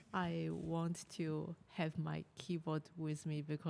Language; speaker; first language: English; non-native, learner; Chinese